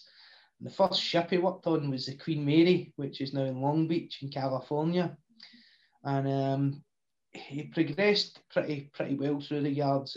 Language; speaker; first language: English; native; English